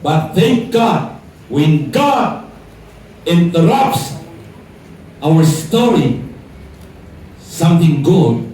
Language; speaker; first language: English; non-native, local second language; Filipino